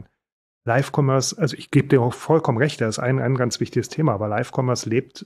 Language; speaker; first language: German; native; German